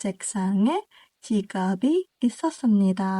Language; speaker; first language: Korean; non-native, learner; Indonesian